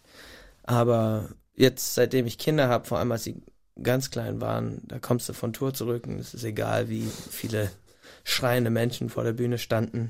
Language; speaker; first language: German; non-native, fluent; English